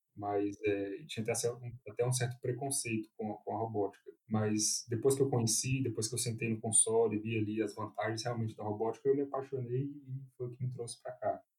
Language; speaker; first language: Portuguese; native; Portuguese